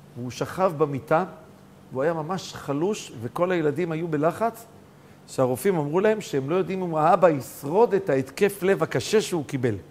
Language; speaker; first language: Hebrew; native; Hebrew